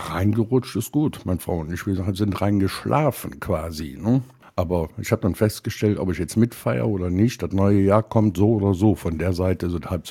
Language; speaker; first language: German; native; German